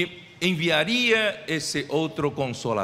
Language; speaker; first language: Spanish; non-native, fluent; Portuguese